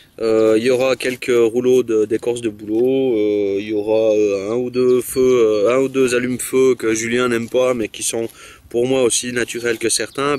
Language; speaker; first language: French; native; French